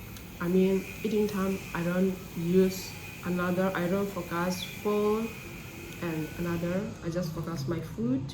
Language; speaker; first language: English; non-native, learner; Burmese